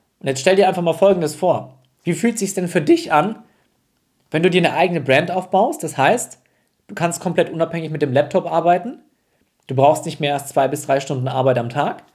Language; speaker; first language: German; native; German